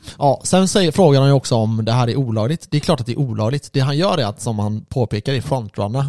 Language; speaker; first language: Swedish; native; Swedish